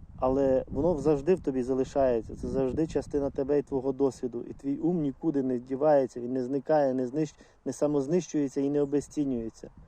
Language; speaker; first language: Ukrainian; non-native, local second language; Russian